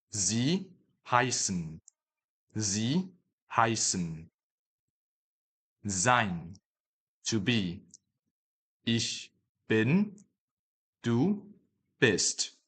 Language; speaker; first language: German; non-native, fluent; Chinese